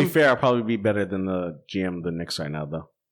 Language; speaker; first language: English; native; English